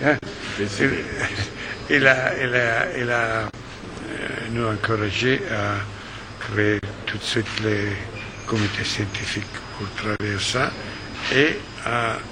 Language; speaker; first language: French; non-native, fluent; Italian